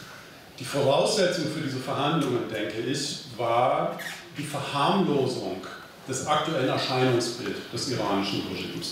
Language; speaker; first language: German; native; German